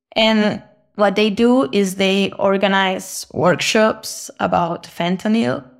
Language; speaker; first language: English; non-native, fluent; Spanish